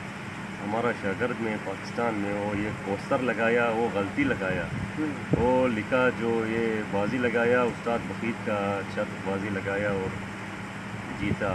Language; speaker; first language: Hindi; non-native, learner; Arabic